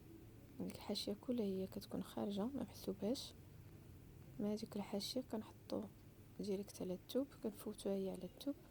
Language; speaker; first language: Arabic; native; Arabic